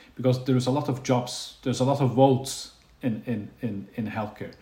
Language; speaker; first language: English; non-native, fluent; Faroese